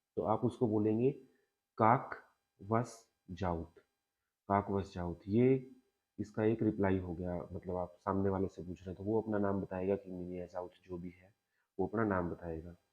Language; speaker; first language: Hindi; native; Hindi